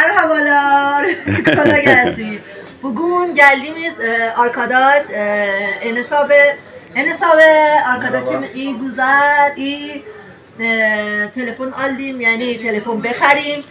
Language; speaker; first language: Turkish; non-native, learner; Persian